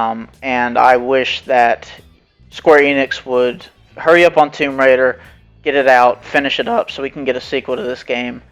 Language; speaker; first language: English; native; English